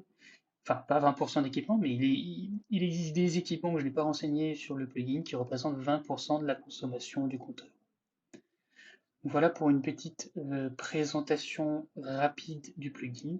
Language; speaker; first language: French; native; French